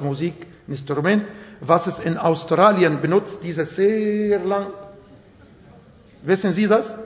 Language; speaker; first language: German; non-native, fluent; Arabic